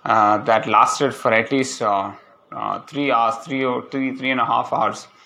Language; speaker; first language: English; non-native, local second language; Malayalam